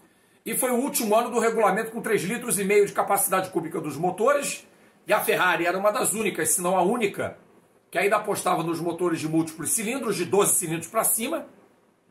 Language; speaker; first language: Portuguese; native; Portuguese